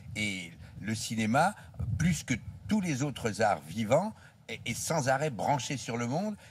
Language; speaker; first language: French; native; French